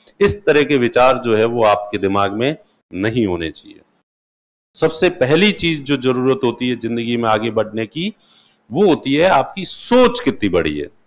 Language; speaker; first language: Hindi; non-native, local second language; Marwari